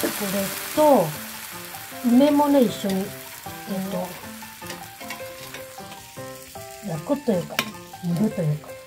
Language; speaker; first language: Japanese; native; Japanese